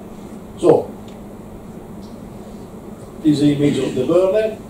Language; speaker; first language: English; non-native, learner; Italian